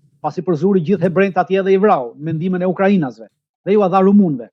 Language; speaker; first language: Albanian; native; Albanian